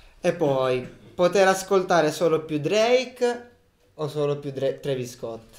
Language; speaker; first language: Italian; native; Italian